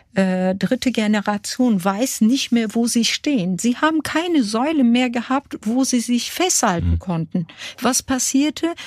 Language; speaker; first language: German; early bilingual, other home language; Kurdish